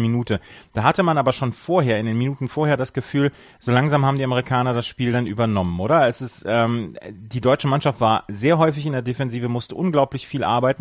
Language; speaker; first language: German; native; German